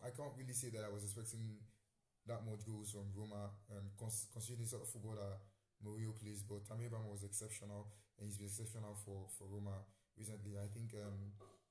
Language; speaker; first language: English; non-native, local second language; Yoruba